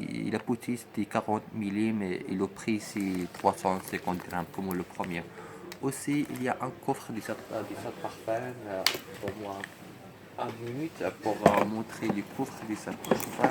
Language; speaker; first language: French; non-native, learner; Arabic